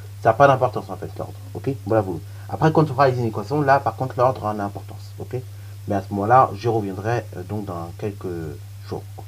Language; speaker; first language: French; native; French